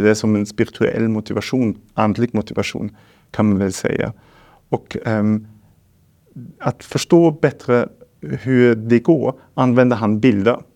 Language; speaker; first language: Swedish; non-native, fluent; German